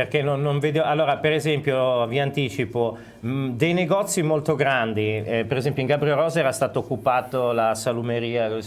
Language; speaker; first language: Italian; native; Italian